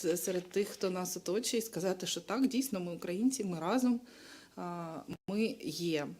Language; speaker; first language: Ukrainian; non-native, local second language; Russian